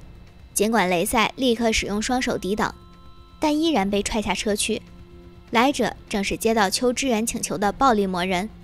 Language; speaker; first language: Chinese; native; Chinese